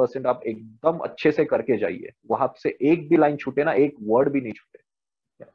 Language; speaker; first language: Hindi; non-native, local second language; Marathi